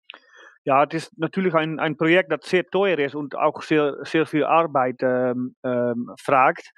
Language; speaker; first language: German; non-native, learner; Dutch